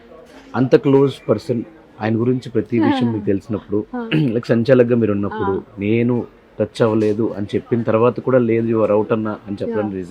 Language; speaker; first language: Telugu; native; Telugu